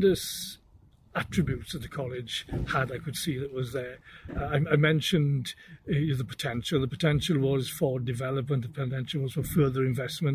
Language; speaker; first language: English; native; English